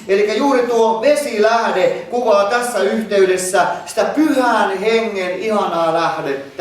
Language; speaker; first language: Finnish; native; Finnish